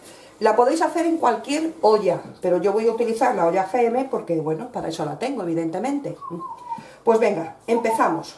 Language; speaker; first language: Spanish; native; Spanish